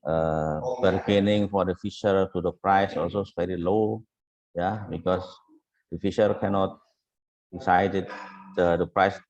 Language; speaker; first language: English; non-native, fluent; Indonesian